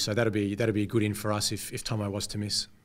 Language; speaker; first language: English; native; English